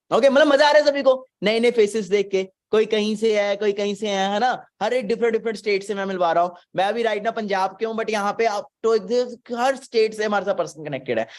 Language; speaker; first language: Hindi; non-native, local second language; Punjabi